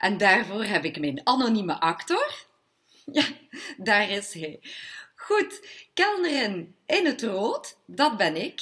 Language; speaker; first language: Dutch; non-native, local second language; French